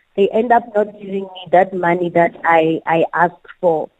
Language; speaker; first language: English; non-native, local second language; Southern Sotho